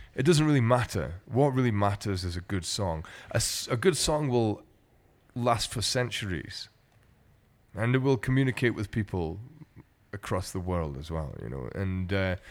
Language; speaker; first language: English; native; English